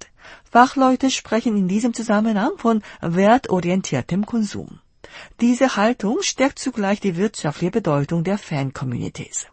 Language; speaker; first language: German; non-native, fluent; Korean